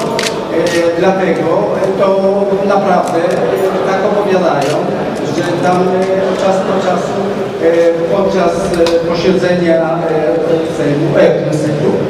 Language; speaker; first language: Polish; non-native, learner; Hebrew